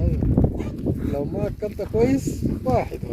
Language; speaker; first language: Arabic; native; Arabic